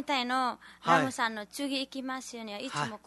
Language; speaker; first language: Japanese; non-native, learner; Nepali